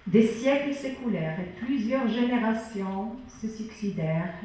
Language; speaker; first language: French; non-native, local second language; Arabic